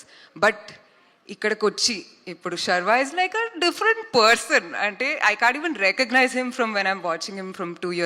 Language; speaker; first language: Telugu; non-native, fluent; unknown